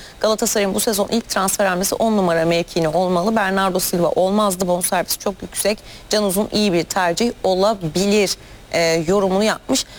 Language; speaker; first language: Turkish; native; Turkish